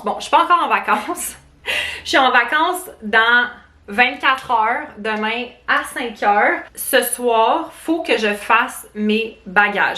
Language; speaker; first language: French; native; French